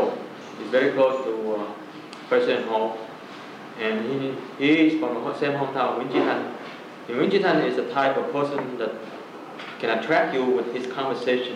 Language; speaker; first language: English; non-native, fluent; Vietnamese